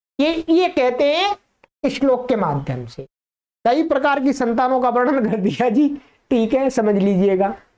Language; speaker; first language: Hindi; native; Hindi